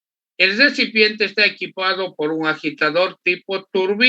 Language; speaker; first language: Spanish; native; Spanish